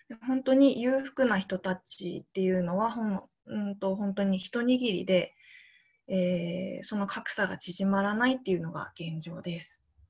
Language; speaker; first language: Japanese; native; Japanese